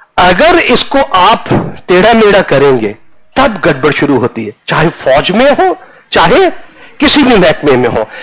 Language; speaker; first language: Hindi; non-native, local second language; Punjabi